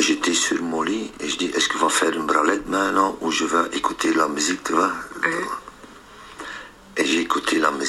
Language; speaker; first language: French; non-native, local second language; Dutch